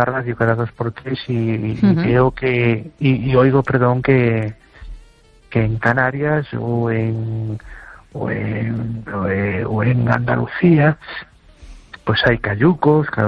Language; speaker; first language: Spanish; native; Spanish